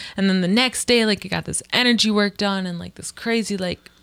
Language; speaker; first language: English; native; English